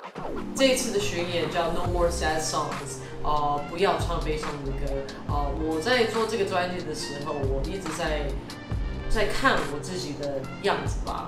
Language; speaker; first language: Chinese; non-native, fluent; English